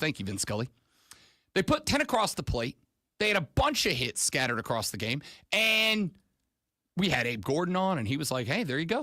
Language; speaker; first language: English; native; English